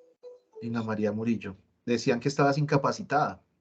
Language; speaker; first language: Spanish; native; Spanish